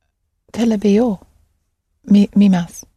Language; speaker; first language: Japanese; non-native, learner; English